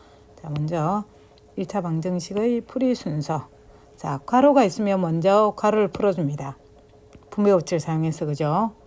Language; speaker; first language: Korean; native; Korean